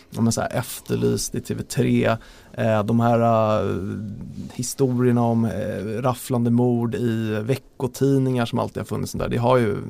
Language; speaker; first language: Swedish; native; Swedish